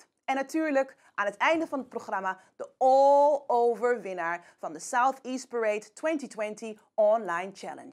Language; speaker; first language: Dutch; native; Dutch